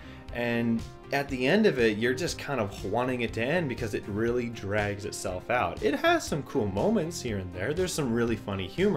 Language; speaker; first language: English; native; English